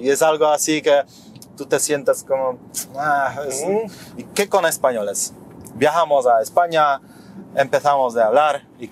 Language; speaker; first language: Spanish; non-native, fluent; Polish